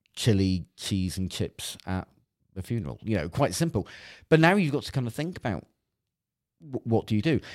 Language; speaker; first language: English; native; English